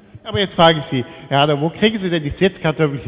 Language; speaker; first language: German; native; German